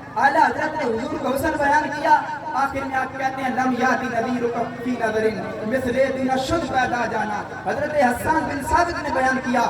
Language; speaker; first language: Urdu; non-native, local second language; Punjabi